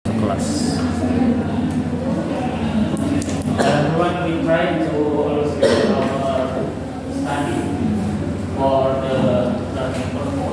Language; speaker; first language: English; non-native, fluent; Indonesian